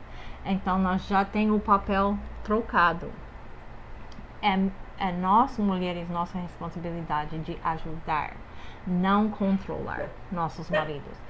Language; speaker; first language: Portuguese; non-native, fluent; English